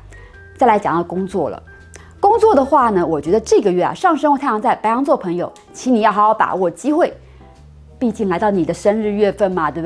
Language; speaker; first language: Chinese; native; Chinese